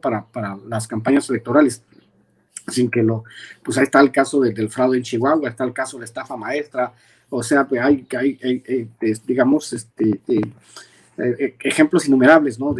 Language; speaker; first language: Spanish; native; Spanish